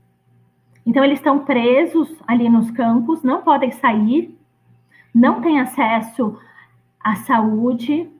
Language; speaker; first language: Portuguese; non-native, fluent; Greek